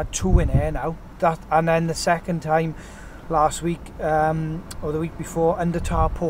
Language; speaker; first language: English; native; English